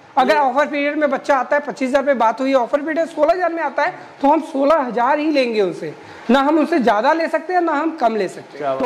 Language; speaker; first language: Hindi; native; Hindi